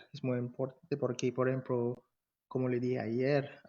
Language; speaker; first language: Spanish; non-native, fluent; English